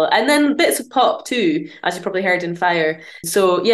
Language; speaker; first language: English; native; English